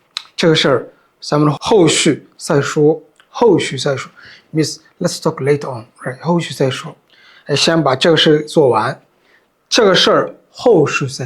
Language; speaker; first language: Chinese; non-native, fluent; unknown